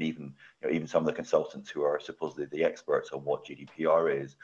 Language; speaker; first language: English; native; English